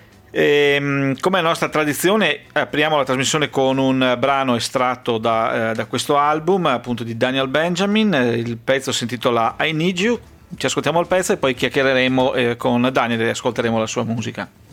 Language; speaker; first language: Italian; native; Italian